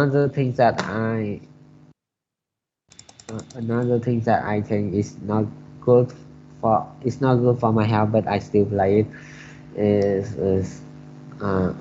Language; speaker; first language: English; non-native, learner; Vietnamese